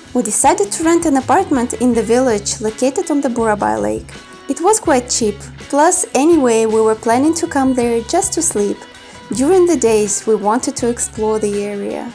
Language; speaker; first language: English; non-native, fluent; Kazakh